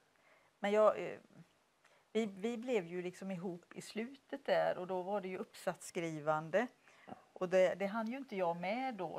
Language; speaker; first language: Swedish; native; Swedish